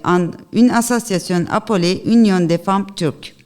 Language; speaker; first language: French; non-native, learner; Turkish